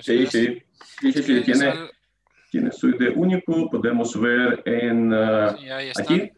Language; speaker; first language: Spanish; non-native, learner; Russian